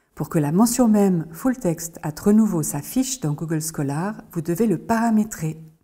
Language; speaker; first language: French; native; French